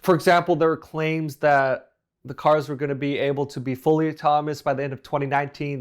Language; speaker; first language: English; native; English